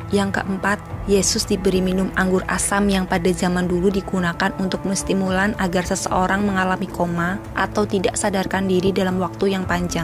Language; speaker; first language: Indonesian; native; Indonesian